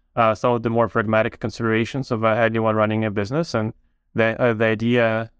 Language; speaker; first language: English; non-native, fluent; Ukrainian